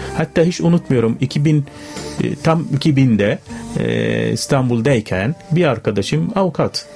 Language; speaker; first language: Turkish; non-native, fluent; Arabic